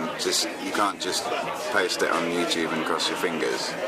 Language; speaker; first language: English; native; English